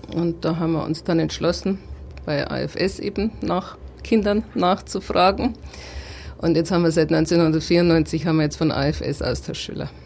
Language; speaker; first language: German; native; German